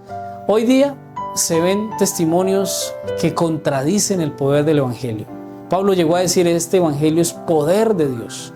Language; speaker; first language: Spanish; native; Spanish